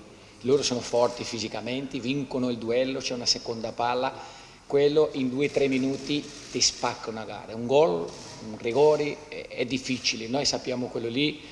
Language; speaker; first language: Italian; non-native, fluent; Portuguese